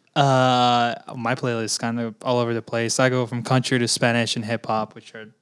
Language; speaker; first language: English; early bilingual, other home language; Portuguese